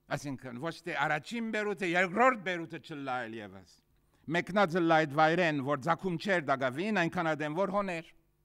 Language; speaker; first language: Armenian; early bilingual, heritage; Armenian